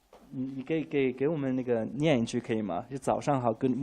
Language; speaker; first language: Chinese; native; Chinese